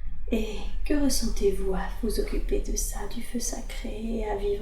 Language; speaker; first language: French; native; French